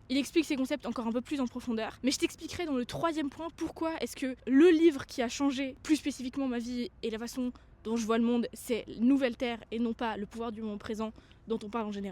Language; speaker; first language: French; native; French